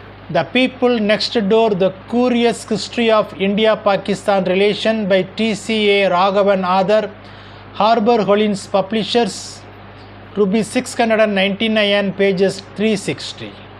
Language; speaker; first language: English; non-native, local second language; Tamil